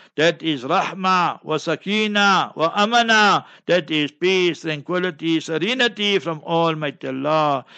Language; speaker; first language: English; native; English